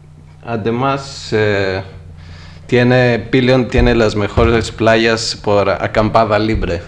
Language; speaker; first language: Spanish; non-native, learner; Greek